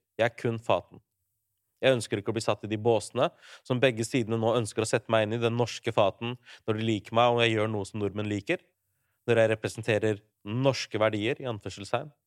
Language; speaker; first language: Norwegian; early bilingual, other home language; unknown